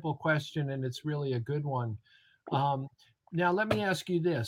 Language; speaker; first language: English; native; English